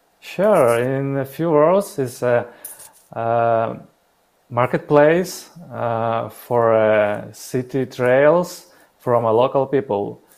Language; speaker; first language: English; non-native, learner; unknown